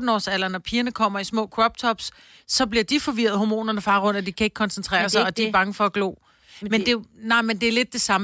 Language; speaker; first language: Danish; native; Danish